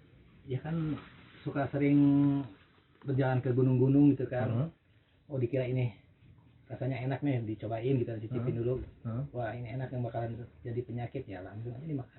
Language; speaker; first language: Indonesian; non-native, local second language; Sundanese